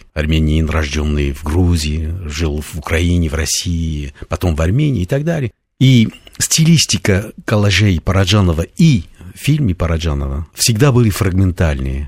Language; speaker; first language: Russian; non-native, fluent; Armenian